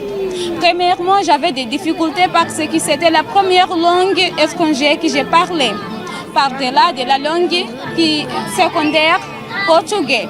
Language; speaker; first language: French; non-native, fluent; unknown